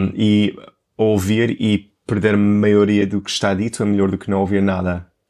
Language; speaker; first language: Portuguese; non-native, fluent; English